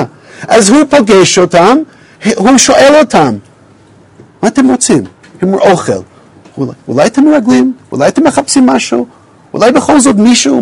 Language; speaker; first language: Hebrew; non-native, fluent; English